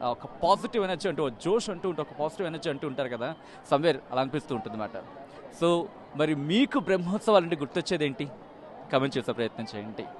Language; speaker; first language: Telugu; native; Telugu